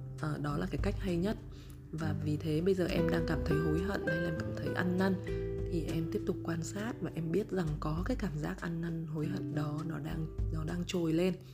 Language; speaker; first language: Vietnamese; native; Vietnamese